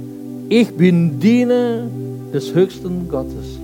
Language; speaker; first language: German; non-native, fluent; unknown